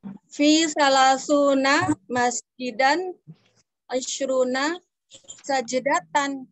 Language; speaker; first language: Arabic; non-native, learner; Indonesian